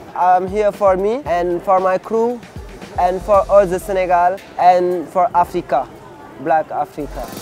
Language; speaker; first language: English; non-native, learner; Wolof